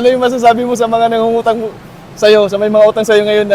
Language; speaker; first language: Filipino; native; Filipino